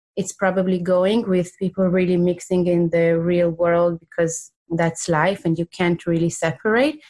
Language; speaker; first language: English; non-native, fluent; Hebrew